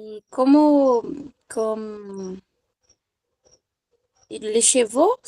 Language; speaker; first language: French; non-native, learner; Portuguese